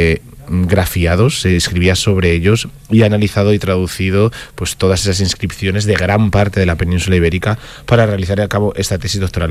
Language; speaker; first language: Spanish; native; Spanish